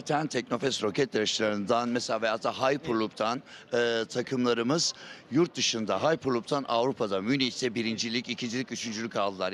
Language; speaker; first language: Turkish; native; Turkish